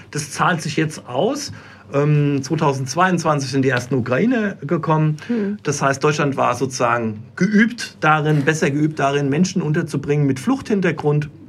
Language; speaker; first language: German; native; German